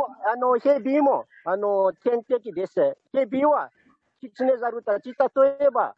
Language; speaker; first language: Japanese; non-native, fluent; Malagasy